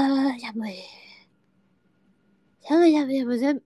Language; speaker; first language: Japanese; non-native, learner; Indonesian